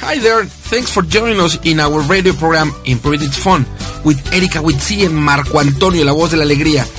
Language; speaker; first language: English; non-native, fluent; Spanish